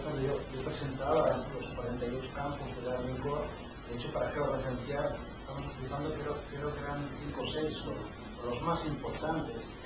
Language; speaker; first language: Spanish; native; Spanish